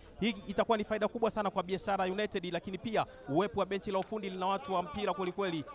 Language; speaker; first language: Swahili; native; Swahili